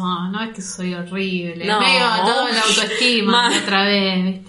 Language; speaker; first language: Spanish; native; Spanish